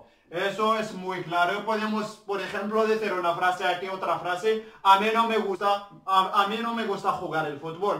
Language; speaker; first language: Spanish; non-native, learner; Arabic